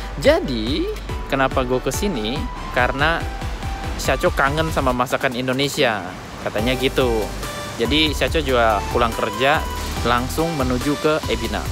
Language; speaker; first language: Indonesian; native; Indonesian